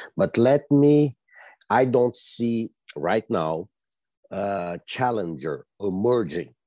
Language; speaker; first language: English; non-native, fluent; Portuguese